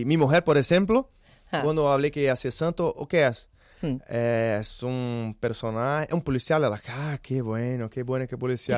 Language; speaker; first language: Spanish; non-native, learner; Portuguese